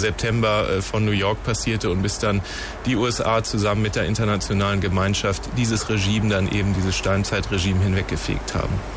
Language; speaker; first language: German; native; German